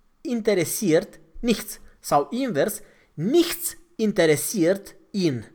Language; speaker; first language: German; non-native, fluent; Romanian